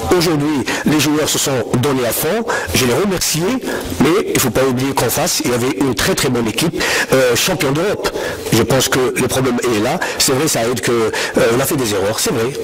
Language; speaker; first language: French; non-native, local second language; Arabic